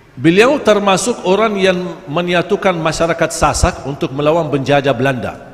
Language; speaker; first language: Malay; non-native, fluent; Arabic